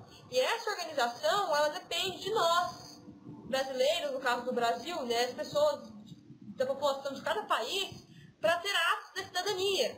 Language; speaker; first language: Portuguese; native; Portuguese